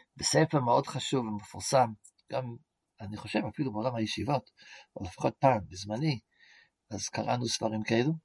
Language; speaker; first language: Hebrew; non-native, fluent; English